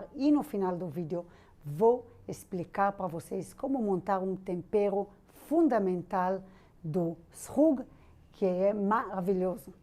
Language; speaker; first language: Portuguese; non-native, fluent; Hebrew